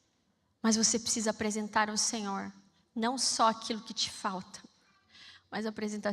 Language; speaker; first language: Portuguese; native; Portuguese